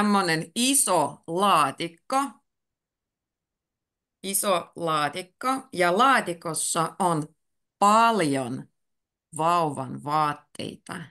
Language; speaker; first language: Finnish; native; Finnish